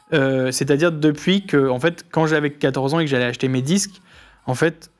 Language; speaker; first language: French; native; French